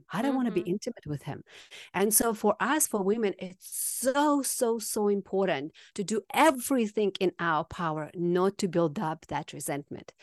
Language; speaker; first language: English; non-native, fluent; Russian